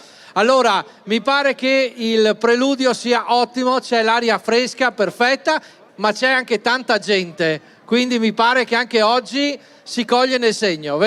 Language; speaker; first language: Italian; native; Italian